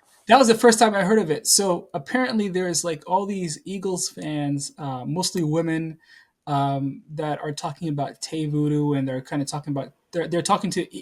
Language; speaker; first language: English; native; English